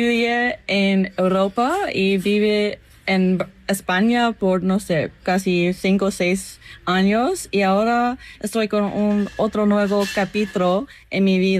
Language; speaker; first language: Spanish; non-native, learner; English